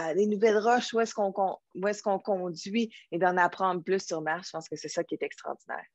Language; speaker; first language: French; native; French